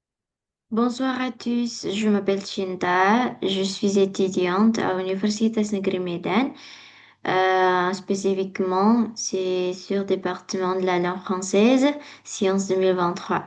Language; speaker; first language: French; non-native, learner; Indonesian